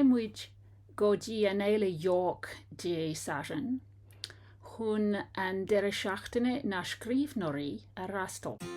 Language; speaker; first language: Irish; non-native, learner; English